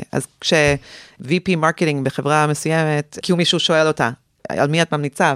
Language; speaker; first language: Hebrew; early bilingual, heritage; Hebrew